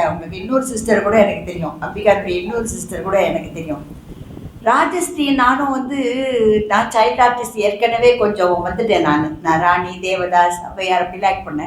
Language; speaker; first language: Tamil; native; Tamil